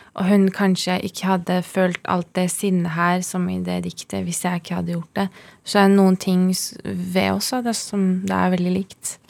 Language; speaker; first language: Norwegian; early bilingual, other home language; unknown